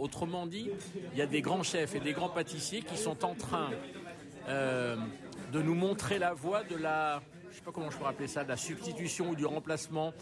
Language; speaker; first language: French; native; French